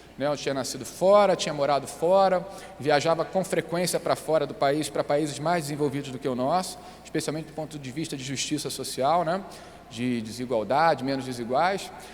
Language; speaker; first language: Portuguese; native; Portuguese